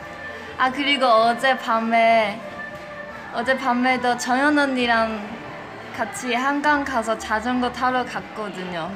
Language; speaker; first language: Korean; non-native, fluent; Chinese